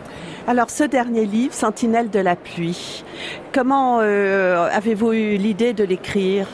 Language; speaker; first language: French; native; French